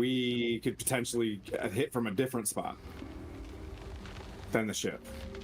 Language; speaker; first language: English; native; English